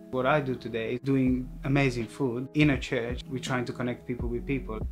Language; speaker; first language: English; non-native, fluent; Italian